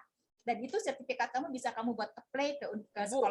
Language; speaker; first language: Indonesian; native; Indonesian